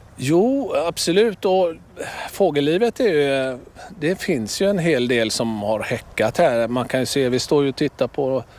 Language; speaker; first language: Swedish; native; Swedish